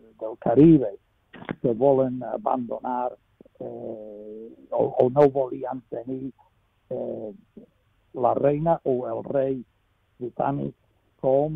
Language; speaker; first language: Catalan; non-native, fluent; English